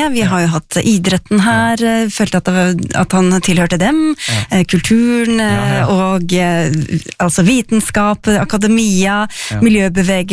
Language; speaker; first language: Norwegian; native; Norwegian